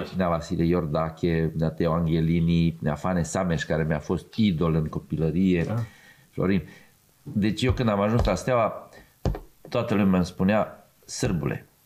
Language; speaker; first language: Romanian; non-native, local second language; Serbian